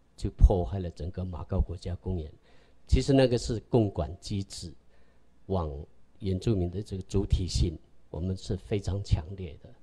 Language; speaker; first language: Chinese; native; Chinese